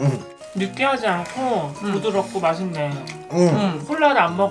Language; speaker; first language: Korean; non-native, learner; Japanese